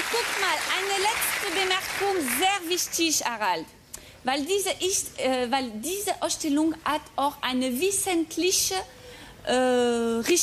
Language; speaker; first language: German; non-native, fluent; French